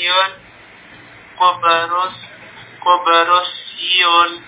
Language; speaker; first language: Arabic; non-native, learner; Indonesian